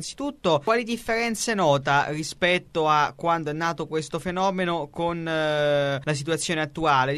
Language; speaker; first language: Italian; native; Italian